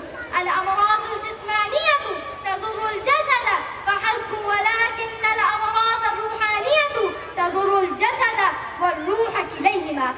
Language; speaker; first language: Arabic; non-native, learner; Urdu